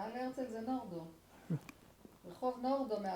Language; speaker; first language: Hebrew; native; Hebrew